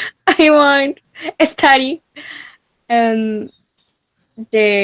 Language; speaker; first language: English; non-native, learner; Spanish